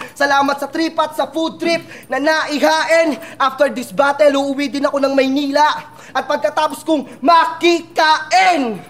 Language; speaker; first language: Filipino; native; Filipino